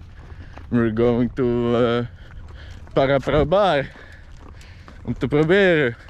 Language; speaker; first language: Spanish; non-native, learner; Dutch